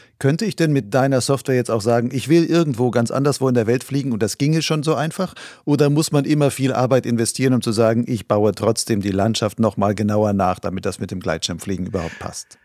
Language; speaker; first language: German; native; German